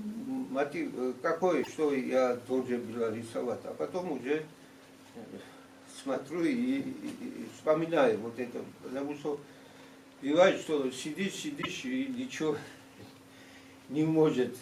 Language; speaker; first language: Russian; non-native, fluent; Georgian